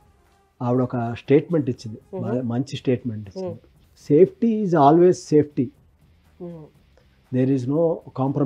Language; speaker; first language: Telugu; native; Telugu